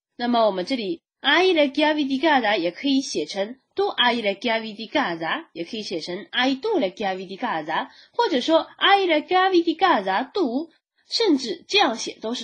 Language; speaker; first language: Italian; non-native, fluent; Chinese